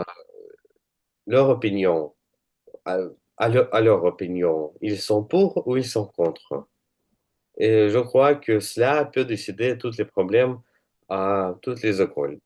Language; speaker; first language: French; non-native, learner; Russian